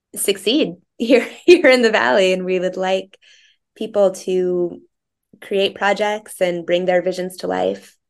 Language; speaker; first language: English; native; English